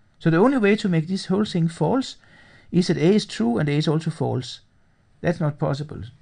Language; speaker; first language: English; non-native, fluent; Danish